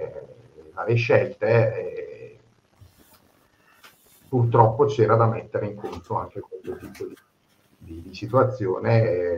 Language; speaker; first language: Italian; native; Italian